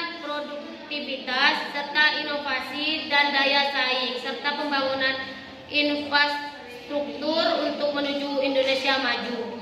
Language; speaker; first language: Indonesian; native; Indonesian